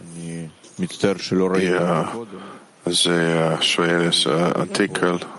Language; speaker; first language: German; non-native, fluent; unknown